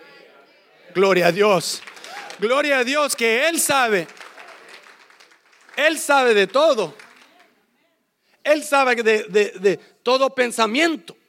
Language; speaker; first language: Spanish; early bilingual, heritage; English